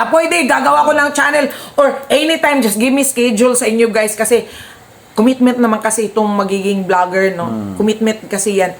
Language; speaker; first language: Filipino; non-native, local second language; Cebuano